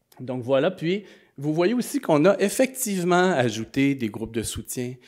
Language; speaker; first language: French; native; French